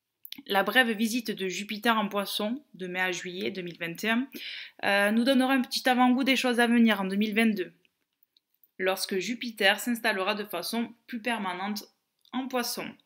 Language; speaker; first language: French; native; French